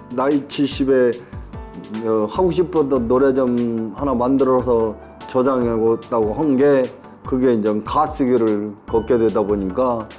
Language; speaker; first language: Korean; native; Korean